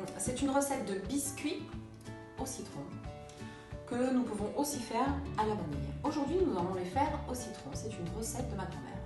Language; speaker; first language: French; native; French